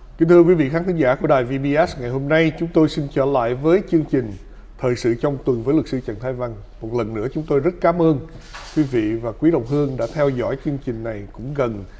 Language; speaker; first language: Vietnamese; native; Vietnamese